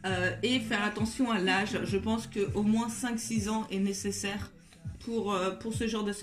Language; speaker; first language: French; native; French